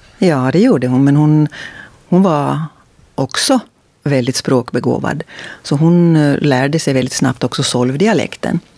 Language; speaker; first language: Swedish; native; Swedish